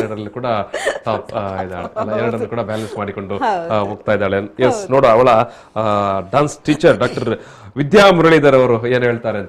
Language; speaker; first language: Kannada; native; Kannada